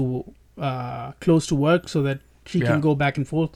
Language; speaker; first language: English; non-native, local second language; Tamil